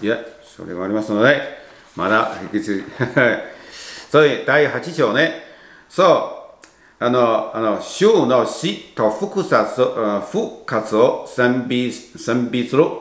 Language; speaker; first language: Japanese; non-native, learner; Chinese